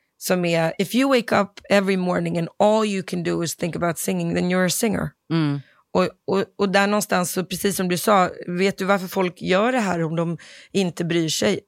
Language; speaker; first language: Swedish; early bilingual, other home language; English